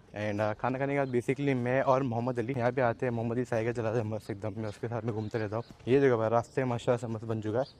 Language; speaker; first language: Hindi; non-native, local second language; Gujarati